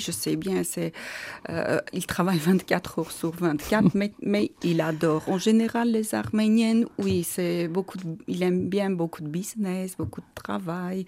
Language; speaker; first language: French; non-native, learner; Armenian